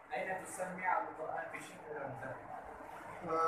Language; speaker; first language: Arabic; non-native, learner; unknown